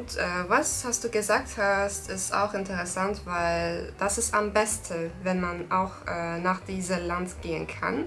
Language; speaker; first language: German; non-native, learner; Turkish